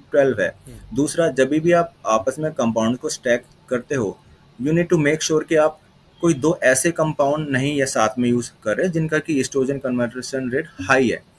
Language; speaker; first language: Hindi; native; Hindi